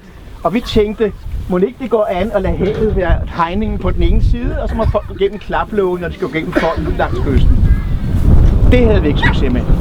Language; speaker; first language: Danish; native; Danish